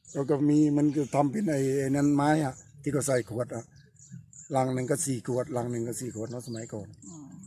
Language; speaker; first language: Thai; native; Thai